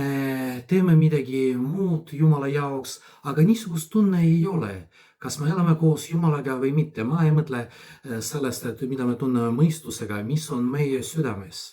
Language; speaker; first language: Estonian; non-native, fluent; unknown